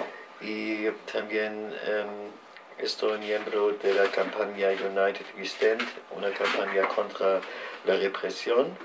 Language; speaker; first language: Spanish; non-native, learner; German